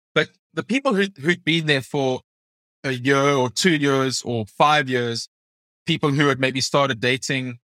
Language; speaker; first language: English; native; English